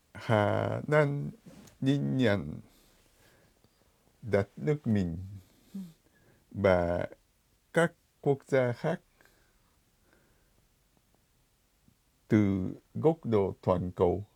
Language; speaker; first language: Vietnamese; non-native, fluent; Japanese